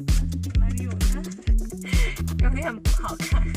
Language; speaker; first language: Chinese; non-native, learner; Hungarian